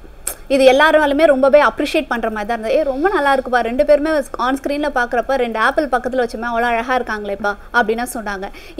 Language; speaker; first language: Tamil; native; Tamil